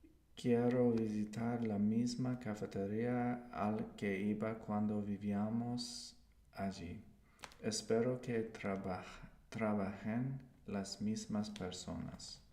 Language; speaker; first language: Spanish; non-native, learner; English